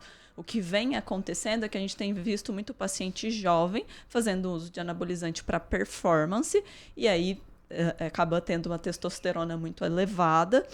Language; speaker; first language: Portuguese; native; Portuguese